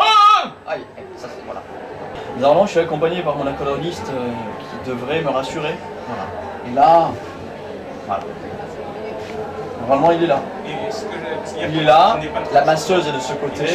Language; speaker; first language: French; native; French